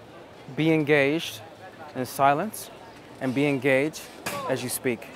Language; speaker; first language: English; native; English